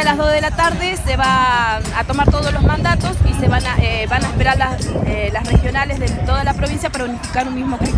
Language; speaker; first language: Spanish; native; Spanish